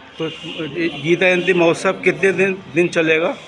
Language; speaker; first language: Hindi; native; Hindi